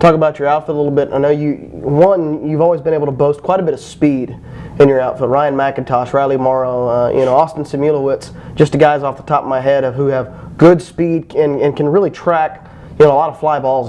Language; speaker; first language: English; native; English